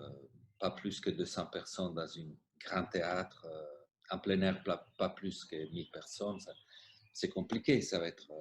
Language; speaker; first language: French; non-native, fluent; Italian